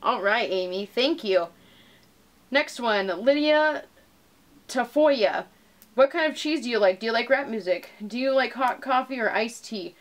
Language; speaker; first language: English; native; English